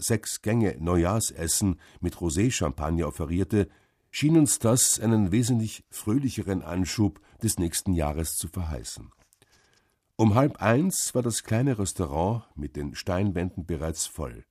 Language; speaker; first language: German; native; German